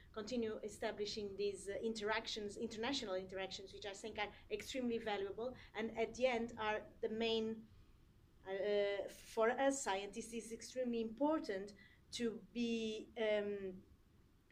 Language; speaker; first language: English; non-native, fluent; Portuguese